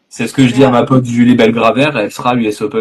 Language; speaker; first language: French; native; French